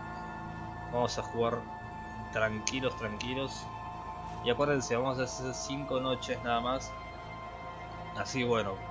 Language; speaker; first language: Spanish; native; Spanish